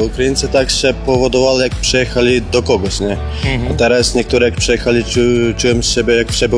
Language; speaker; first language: Polish; non-native, fluent; Ukrainian